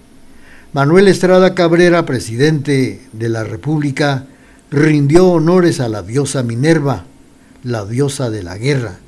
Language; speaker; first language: Spanish; native; Spanish